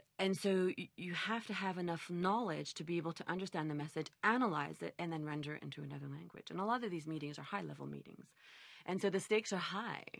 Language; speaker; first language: English; native; English